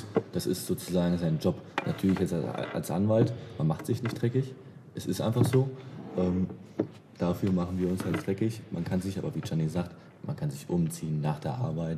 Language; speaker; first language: German; native; German